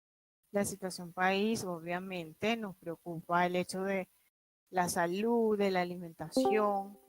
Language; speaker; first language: Spanish; native; Spanish